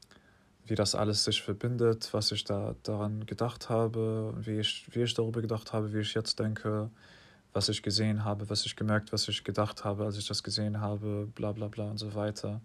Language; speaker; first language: German; non-native, fluent; English